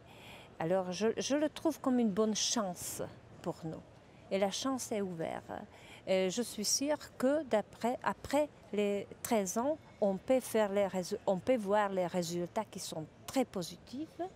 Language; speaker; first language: French; non-native, fluent; Czech